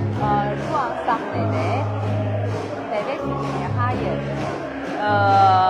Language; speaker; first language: Turkish; non-native, learner; Chinese